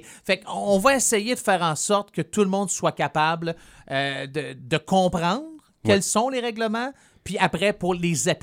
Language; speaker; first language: French; native; French